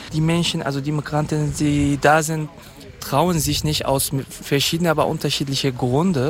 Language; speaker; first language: German; non-native, fluent; Kurdish